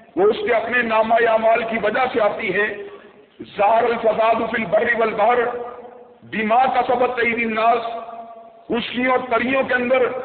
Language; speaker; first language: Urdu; non-native, local second language; Punjabi